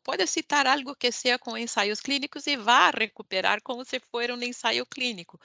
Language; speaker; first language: Spanish; non-native, fluent; Portuguese